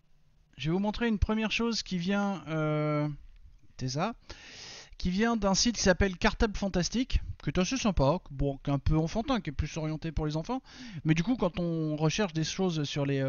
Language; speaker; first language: French; native; French